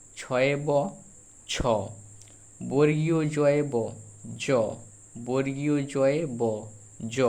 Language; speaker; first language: Bangla; native; Bangla